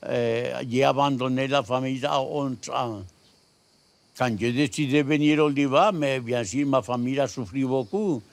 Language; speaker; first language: French; non-native, learner; Spanish